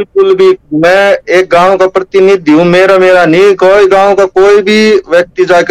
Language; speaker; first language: Hindi; native; Hindi